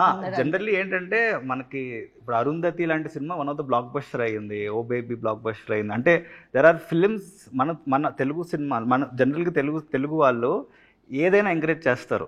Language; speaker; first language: Telugu; native; Telugu